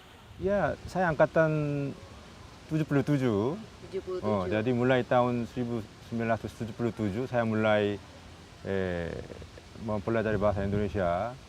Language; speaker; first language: Indonesian; non-native, fluent; Korean